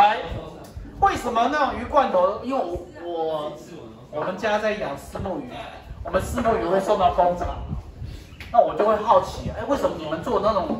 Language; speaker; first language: Chinese; native; Chinese